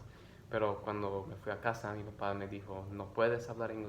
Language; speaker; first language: Spanish; early bilingual, other home language; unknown